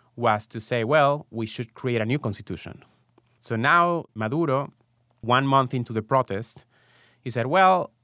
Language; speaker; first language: English; non-native, fluent; Spanish